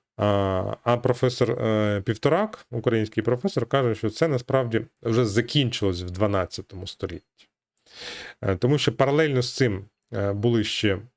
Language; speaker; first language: Ukrainian; native; Ukrainian